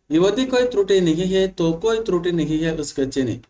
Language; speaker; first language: Hindi; non-native, local second language; Bangla